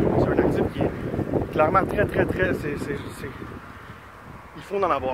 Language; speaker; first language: French; native; French